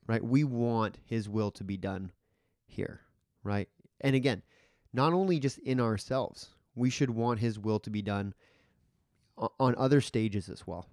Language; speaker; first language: English; native; English